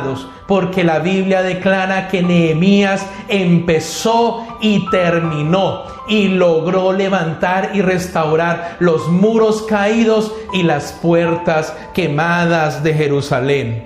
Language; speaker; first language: Spanish; native; Spanish